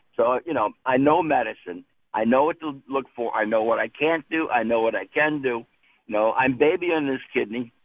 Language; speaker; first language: English; native; English